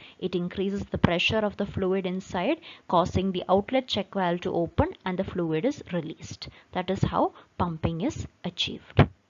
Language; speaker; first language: English; non-native, local second language; Malayalam